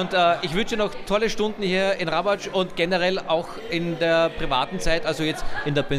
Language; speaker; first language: German; native; German